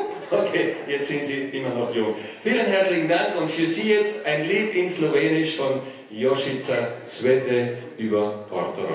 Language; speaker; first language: German; native; German